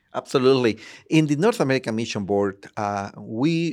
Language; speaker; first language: English; non-native, fluent; Spanish